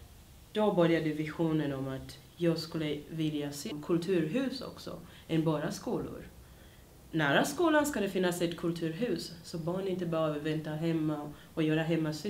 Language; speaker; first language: Swedish; early bilingual, other home language; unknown